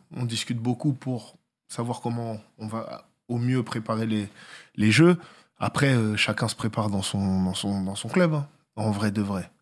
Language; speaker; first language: French; native; French